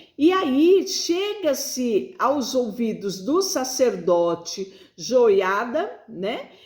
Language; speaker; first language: Portuguese; native; Portuguese